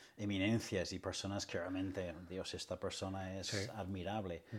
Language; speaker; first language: Spanish; non-native, fluent; English